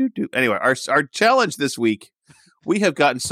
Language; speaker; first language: English; native; English